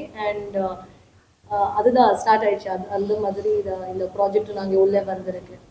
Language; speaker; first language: Tamil; non-native, learner; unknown